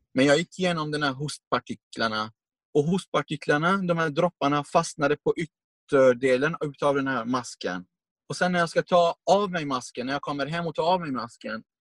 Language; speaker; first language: Swedish; non-native, fluent; Arabic